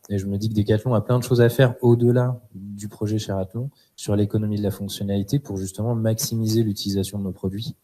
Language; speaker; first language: French; native; French